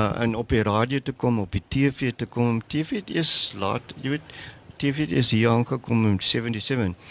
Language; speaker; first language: Afrikaans; non-native, local second language; English